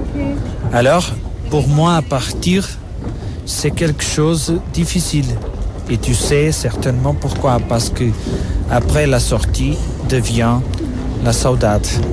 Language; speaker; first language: French; non-native, fluent; Portuguese